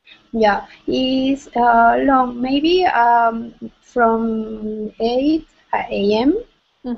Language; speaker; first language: English; non-native, learner; Spanish